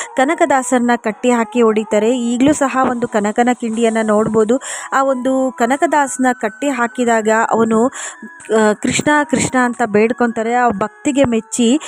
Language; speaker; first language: Kannada; native; Kannada